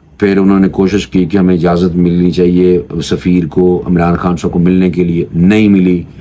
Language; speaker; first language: Urdu; non-native, local second language; Punjabi